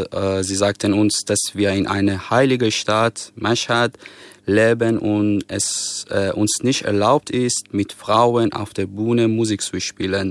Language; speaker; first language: German; non-native, fluent; Persian